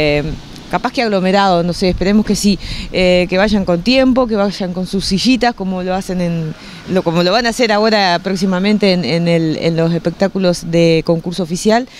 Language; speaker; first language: Spanish; native; Spanish